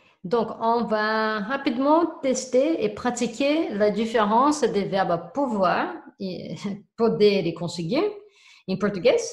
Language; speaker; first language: French; non-native, fluent; Portuguese